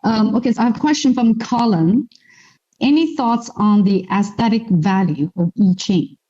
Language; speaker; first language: English; non-native, fluent; Chinese